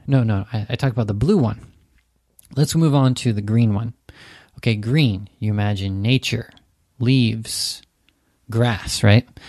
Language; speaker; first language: English; native; English